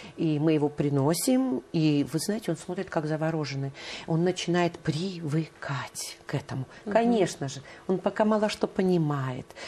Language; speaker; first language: Russian; native; Russian